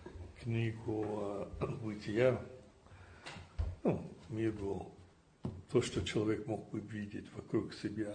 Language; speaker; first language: Russian; non-native, fluent; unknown